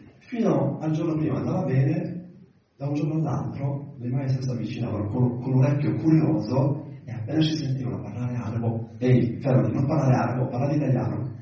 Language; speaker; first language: Italian; early bilingual, other home language; Arabic